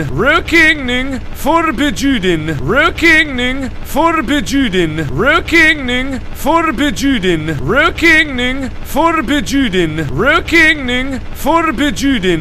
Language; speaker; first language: Swedish; non-native, learner; English